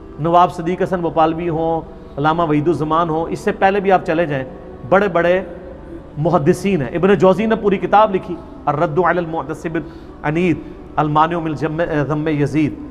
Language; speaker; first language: Urdu; non-native, local second language; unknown